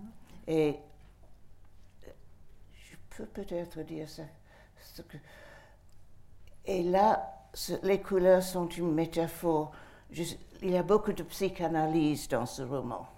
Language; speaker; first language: French; non-native, fluent; English